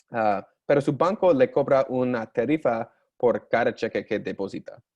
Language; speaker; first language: Spanish; non-native, learner; English